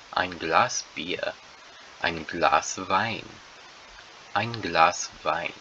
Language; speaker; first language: German; non-native, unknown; English